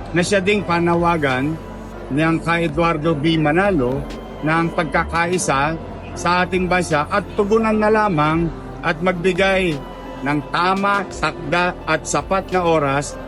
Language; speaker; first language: Filipino; native; Filipino